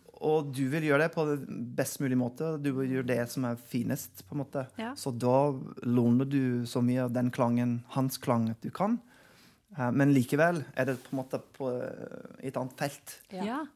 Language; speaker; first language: Norwegian; non-native, fluent; English